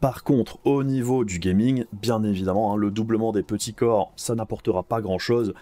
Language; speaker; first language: French; native; French